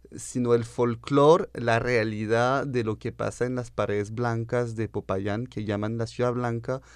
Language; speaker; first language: Spanish; early bilingual, heritage; French